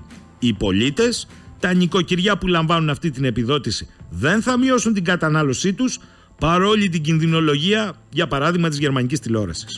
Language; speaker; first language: Greek; native; Greek